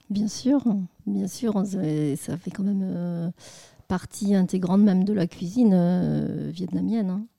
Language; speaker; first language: French; non-native, fluent; Vietnamese